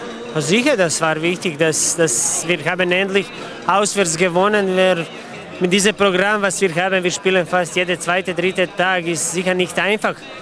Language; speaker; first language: German; non-native, fluent; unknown